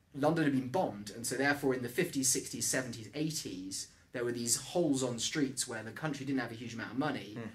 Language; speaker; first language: English; native; English